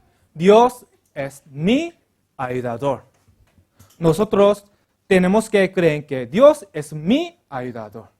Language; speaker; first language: Spanish; non-native, learner; Korean